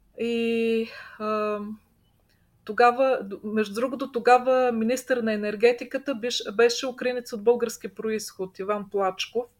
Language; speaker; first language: Bulgarian; native; Bulgarian